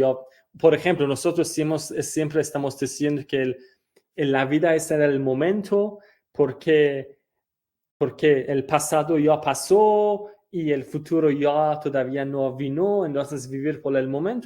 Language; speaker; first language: Spanish; non-native, fluent; Persian